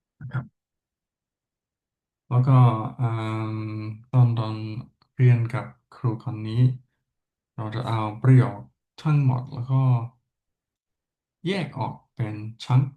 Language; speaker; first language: Thai; non-native, learner; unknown